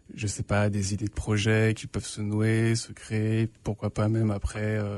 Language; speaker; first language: French; native; French